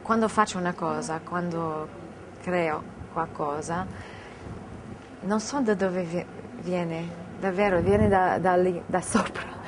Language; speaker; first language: Italian; non-native, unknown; English